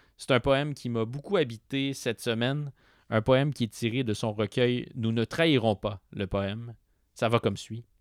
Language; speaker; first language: French; native; French